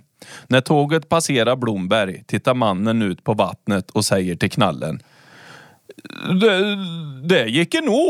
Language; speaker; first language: Swedish; native; Swedish